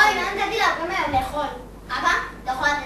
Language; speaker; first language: Hebrew; native; Hebrew